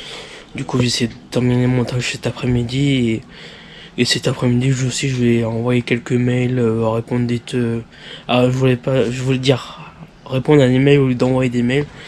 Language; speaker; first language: French; native; French